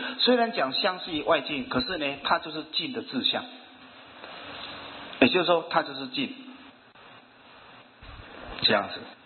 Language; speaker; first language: Chinese; native; Chinese